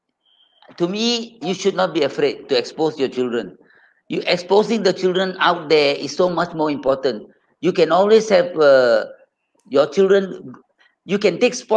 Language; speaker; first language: English; non-native, local second language; Tamil